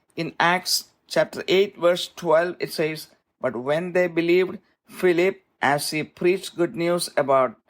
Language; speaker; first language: English; non-native, local second language; Malayalam